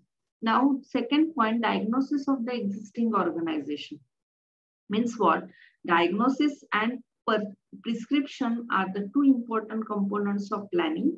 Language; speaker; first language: English; non-native, local second language; Marathi